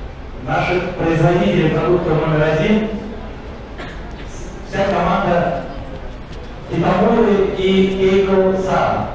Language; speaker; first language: Russian; native; Russian